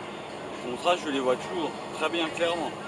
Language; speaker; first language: French; native; French